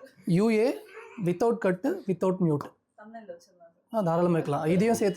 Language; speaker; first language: Tamil; native; Tamil